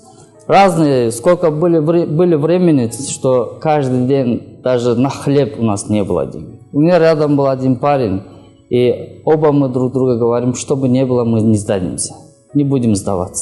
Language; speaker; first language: Russian; non-native, learner; Kyrgyz